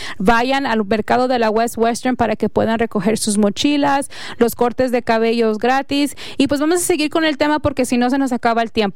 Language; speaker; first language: Spanish; early bilingual, heritage; Spanish